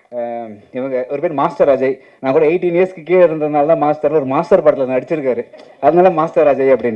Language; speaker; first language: Tamil; native; Tamil